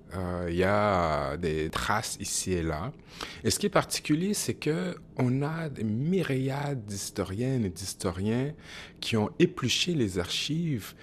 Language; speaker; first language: French; native; French